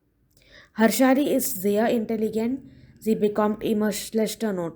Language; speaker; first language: German; non-native, fluent; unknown